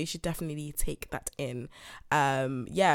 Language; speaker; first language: English; native; English